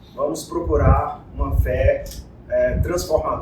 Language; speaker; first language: Portuguese; native; Portuguese